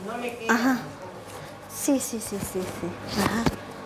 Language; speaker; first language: Spanish; native; Spanish